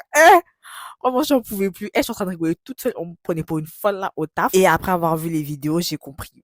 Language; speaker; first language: French; native; French